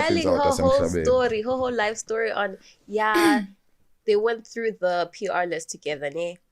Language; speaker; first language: English; non-native, local second language; Swati